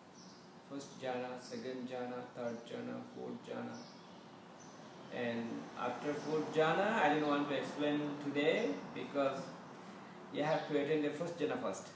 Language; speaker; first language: English; non-native, fluent; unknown